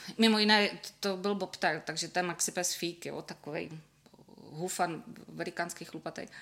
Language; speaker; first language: Czech; native; Czech